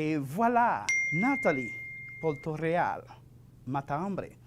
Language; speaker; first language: French; non-native, fluent; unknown